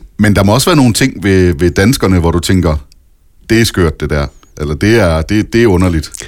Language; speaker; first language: Danish; native; Danish